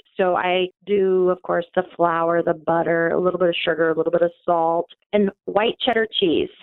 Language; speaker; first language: English; native; English